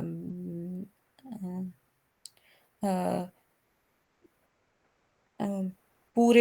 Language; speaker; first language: French; non-native, learner; Hindi